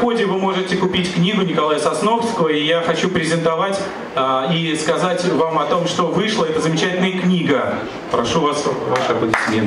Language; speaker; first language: Russian; native; Russian